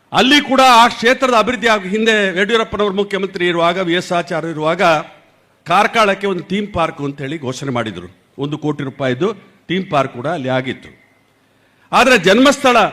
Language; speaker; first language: Kannada; non-native, local second language; Tulu